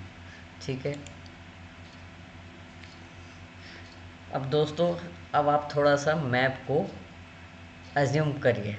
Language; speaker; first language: Hindi; native; Hindi